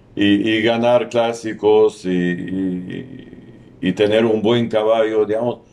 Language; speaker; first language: Spanish; non-native, fluent; Arabic